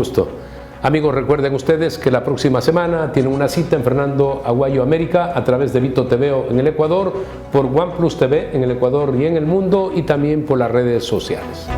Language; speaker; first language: Spanish; native; Spanish